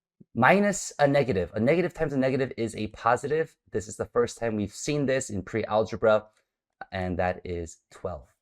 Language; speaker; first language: English; native; English